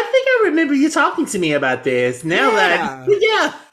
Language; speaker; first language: English; native; English